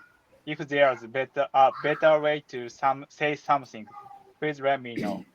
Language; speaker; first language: English; non-native, learner; Japanese